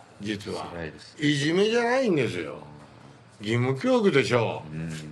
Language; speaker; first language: Japanese; native; Japanese